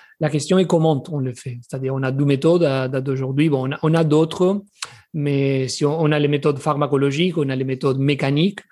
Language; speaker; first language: French; non-native, fluent; Spanish